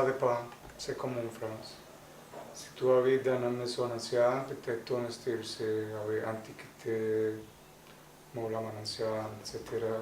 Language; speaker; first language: French; non-native, fluent; Spanish